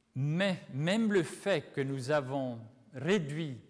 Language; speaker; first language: French; non-native, fluent; Swiss German